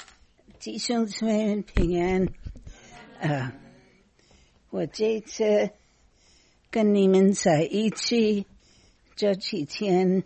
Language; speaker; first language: Chinese; non-native, fluent; English